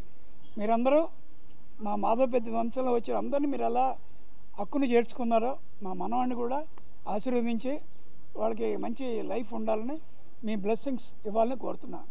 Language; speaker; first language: Telugu; native; Telugu